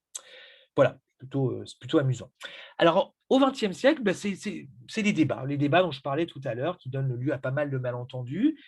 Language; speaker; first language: French; native; French